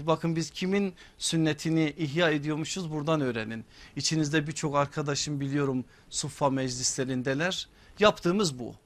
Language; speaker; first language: Turkish; native; Turkish